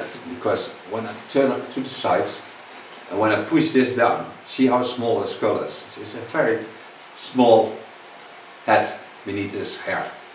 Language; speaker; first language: English; non-native, fluent; Dutch